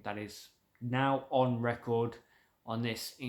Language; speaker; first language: English; native; English